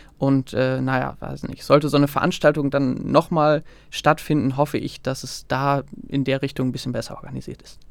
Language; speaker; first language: German; native; German